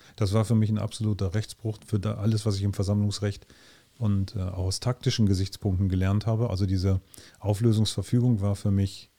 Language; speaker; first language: German; native; German